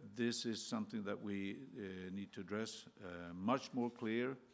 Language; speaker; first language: English; non-native, fluent; Swedish